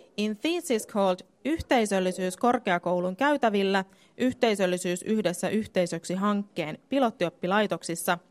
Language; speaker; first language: Finnish; native; Finnish